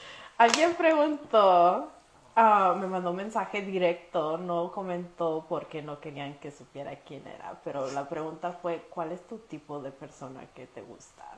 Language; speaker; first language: Spanish; early bilingual, heritage; Spanish